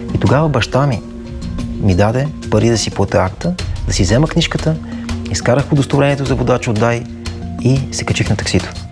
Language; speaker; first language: Bulgarian; native; Bulgarian